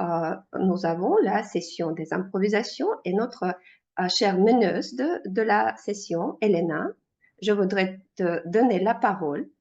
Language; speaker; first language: French; non-native, fluent; Russian